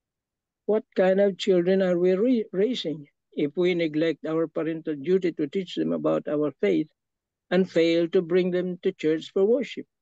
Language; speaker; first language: English; non-native, local second language; Filipino